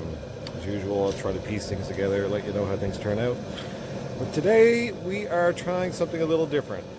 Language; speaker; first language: English; native; English